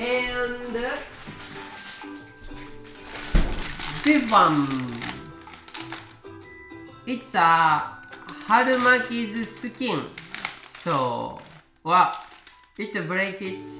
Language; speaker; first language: English; non-native, learner; Japanese